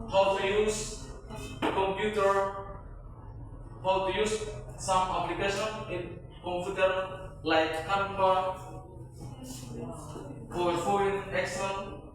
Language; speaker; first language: English; non-native, learner; Indonesian